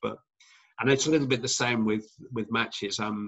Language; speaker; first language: English; native; English